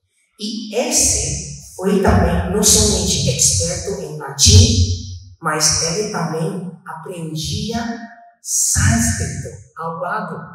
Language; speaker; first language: Portuguese; non-native, fluent; Chinese